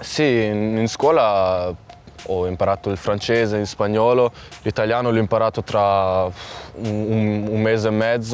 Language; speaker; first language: Italian; non-native, fluent; German